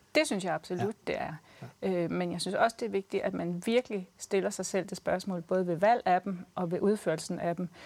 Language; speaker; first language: Danish; native; Danish